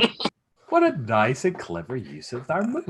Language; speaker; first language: English; native; English